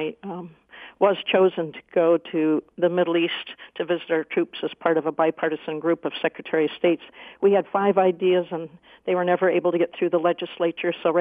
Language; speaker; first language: English; native; English